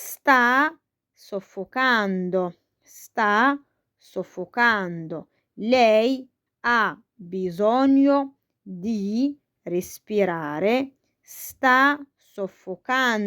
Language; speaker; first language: Italian; non-native, fluent; Arabic